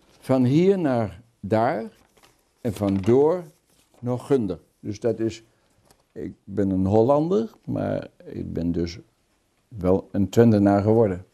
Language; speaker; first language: Dutch; native; Dutch